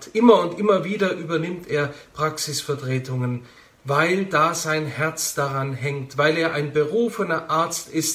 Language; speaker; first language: German; native; German